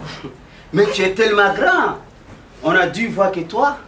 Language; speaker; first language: French; non-native, local second language; Bambara